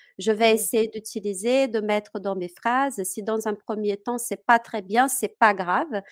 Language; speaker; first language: French; non-native, fluent; Portuguese